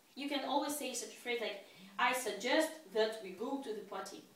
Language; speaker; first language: English; non-native, fluent; Russian